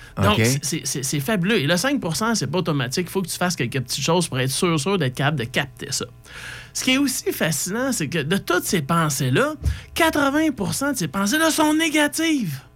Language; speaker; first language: French; native; French